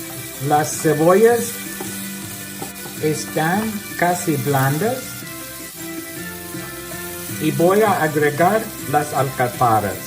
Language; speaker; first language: Spanish; non-native, learner; English